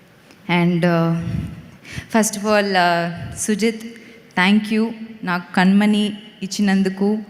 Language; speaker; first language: Telugu; non-native, learner; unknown